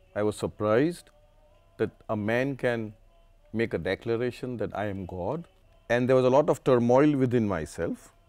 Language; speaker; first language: English; non-native, local second language; Gujarati